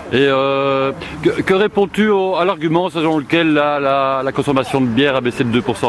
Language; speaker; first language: French; native; French